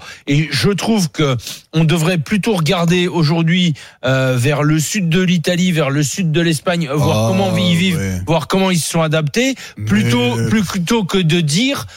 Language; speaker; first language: French; native; French